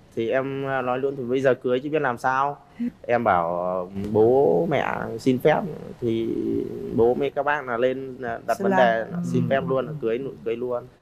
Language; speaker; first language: Vietnamese; native; Vietnamese